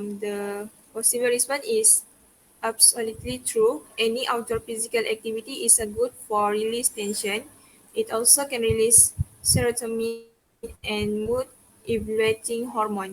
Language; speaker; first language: English; non-native, local second language; Malay